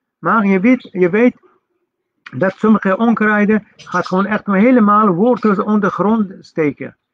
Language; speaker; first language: Dutch; non-native, fluent; Persian